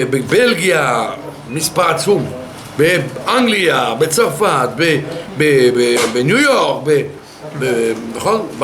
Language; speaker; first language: Hebrew; non-native, fluent; French